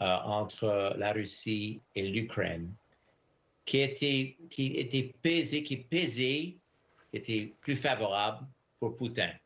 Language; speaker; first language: French; non-native, fluent; English